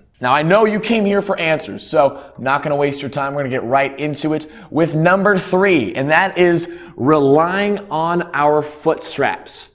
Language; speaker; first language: English; native; English